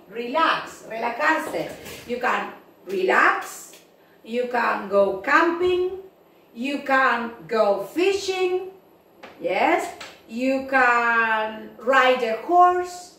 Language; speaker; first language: English; non-native, fluent; Spanish